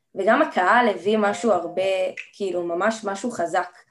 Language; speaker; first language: Hebrew; native; Hebrew